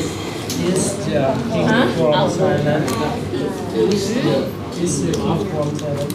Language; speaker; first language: English; non-native, learner; Thai